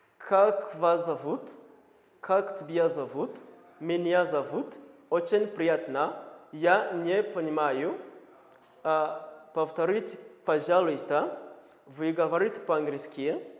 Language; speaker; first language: Russian; non-native, learner; Kinyarwanda